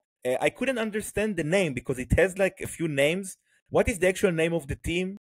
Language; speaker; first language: English; non-native, fluent; Hebrew